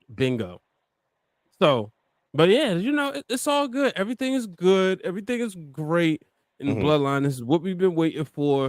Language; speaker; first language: English; native; English